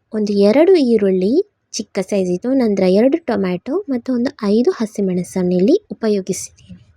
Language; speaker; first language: Kannada; non-native, local second language; Tulu